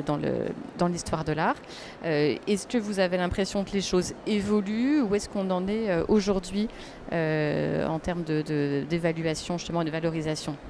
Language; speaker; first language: French; native; French